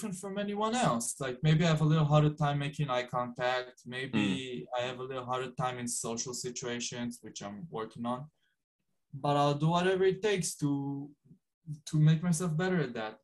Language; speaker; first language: English; non-native, fluent; Hebrew